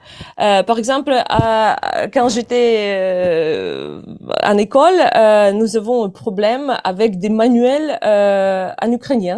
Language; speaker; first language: French; non-native, fluent; Ukrainian